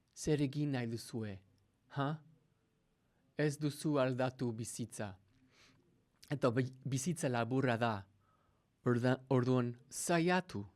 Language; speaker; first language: Basque; non-native, learner; English